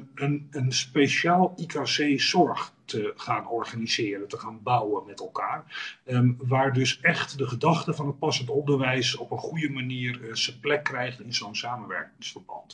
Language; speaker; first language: Dutch; native; Dutch